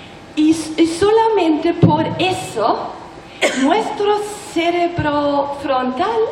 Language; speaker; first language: Spanish; non-native, learner; German